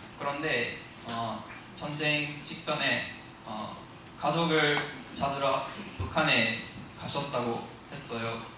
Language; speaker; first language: Korean; non-native, fluent; English